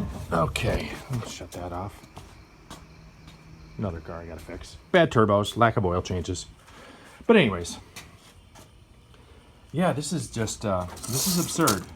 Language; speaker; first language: English; native; English